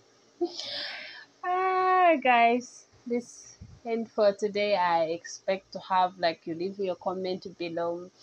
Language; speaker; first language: English; non-native, local second language; Nyankole